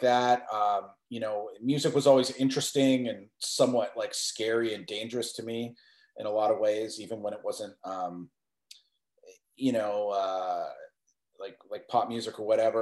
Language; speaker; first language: English; native; English